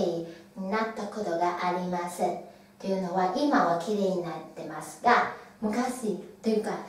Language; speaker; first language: Japanese; non-native, fluent; Chinese